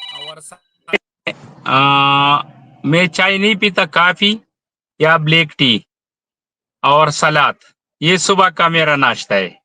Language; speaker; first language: Hindi; non-native, local second language; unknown